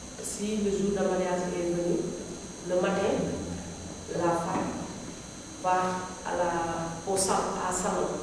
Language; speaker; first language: French; non-native, learner; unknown